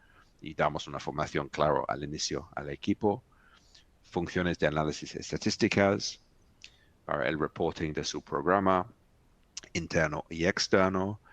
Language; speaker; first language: Spanish; non-native, fluent; English